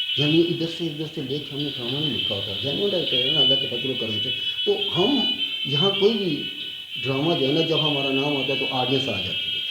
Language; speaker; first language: Urdu; non-native, local second language; Punjabi